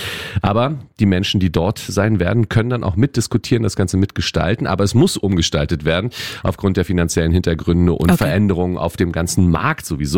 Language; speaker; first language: German; native; German